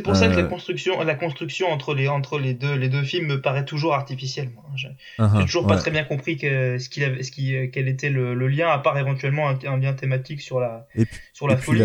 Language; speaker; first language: French; native; French